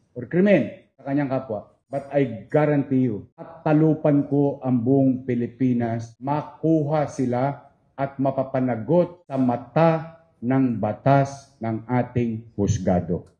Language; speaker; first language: Filipino; native; Filipino